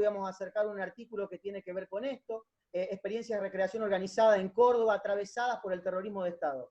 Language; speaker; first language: Spanish; native; Spanish